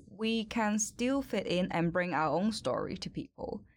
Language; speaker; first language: English; non-native, local second language; Cantonese